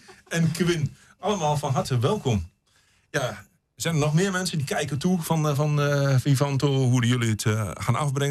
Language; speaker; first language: Dutch; native; Dutch